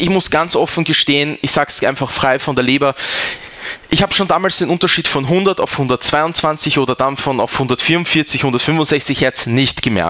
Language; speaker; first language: German; native; German